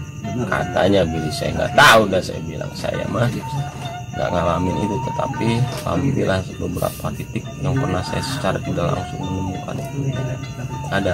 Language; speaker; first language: Indonesian; native; Indonesian